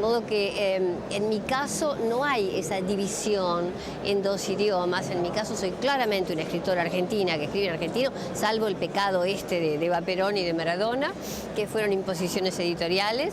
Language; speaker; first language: Spanish; native; Spanish